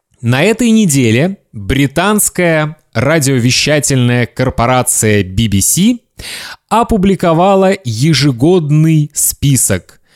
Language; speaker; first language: Russian; native; Russian